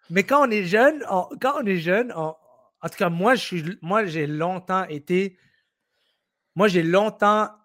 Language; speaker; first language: French; early bilingual, other home language; Arabic